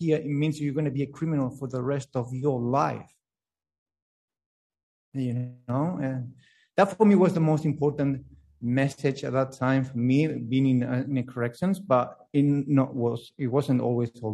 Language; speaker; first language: English; non-native, fluent; Spanish